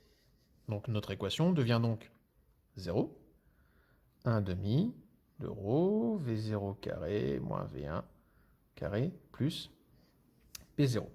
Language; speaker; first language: French; native; French